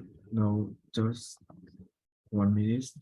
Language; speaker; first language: English; non-native, learner; Vietnamese